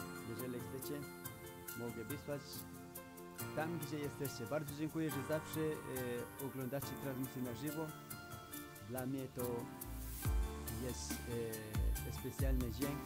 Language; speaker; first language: Polish; non-native, fluent; Spanish